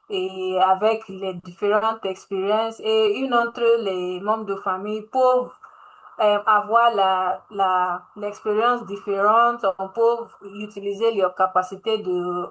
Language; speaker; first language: French; non-native, learner; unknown